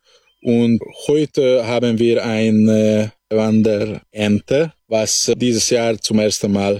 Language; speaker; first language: German; non-native, local second language; Hungarian